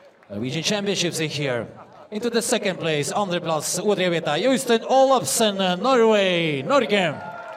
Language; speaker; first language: English; non-native, fluent; Latvian